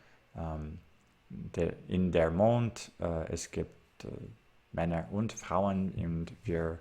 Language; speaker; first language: German; non-native, learner; English